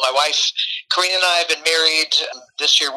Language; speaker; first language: English; native; English